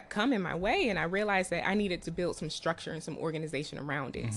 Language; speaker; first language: English; native; English